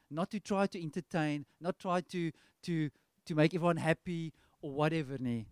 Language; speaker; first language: English; non-native, local second language; Afrikaans